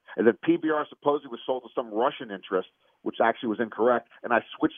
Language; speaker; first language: English; native; English